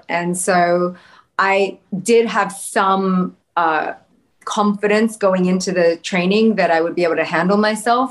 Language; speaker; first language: English; native; English